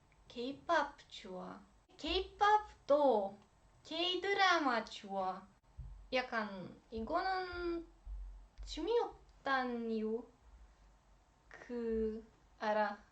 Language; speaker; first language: Korean; non-native, learner; Romanian